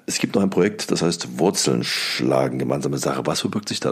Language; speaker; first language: German; native; German